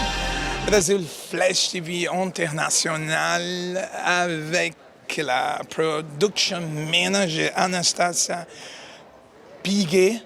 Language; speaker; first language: French; non-native, learner; Portuguese